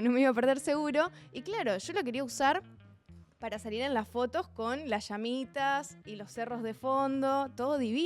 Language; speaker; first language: Spanish; native; Spanish